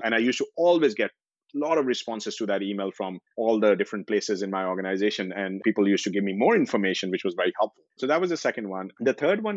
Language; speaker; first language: English; non-native, local second language; Hindi